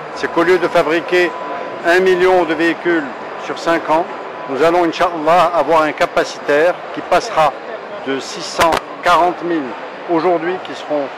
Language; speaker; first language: French; non-native, local second language; Arabic